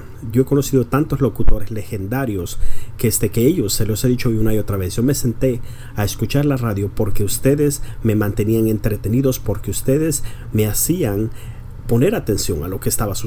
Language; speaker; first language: Spanish; early bilingual, heritage; Spanish